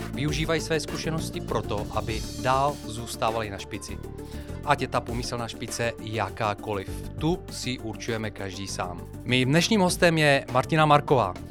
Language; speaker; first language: Czech; non-native, fluent; Bulgarian